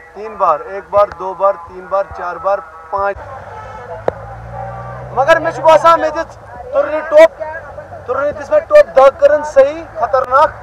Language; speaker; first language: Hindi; non-native, local second language; Kashmiri